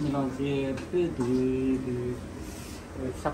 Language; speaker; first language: French; non-native, local second language; Malagasy